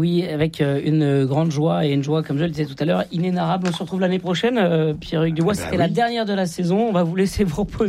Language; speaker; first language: French; native; French